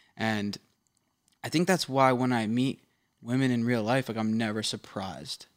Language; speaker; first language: English; native; English